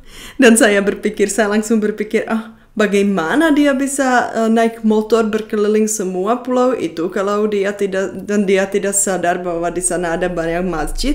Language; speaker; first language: Indonesian; non-native, fluent; Czech